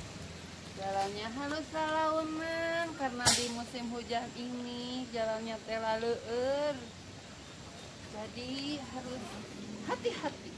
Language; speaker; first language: Indonesian; non-native, local second language; Sundanese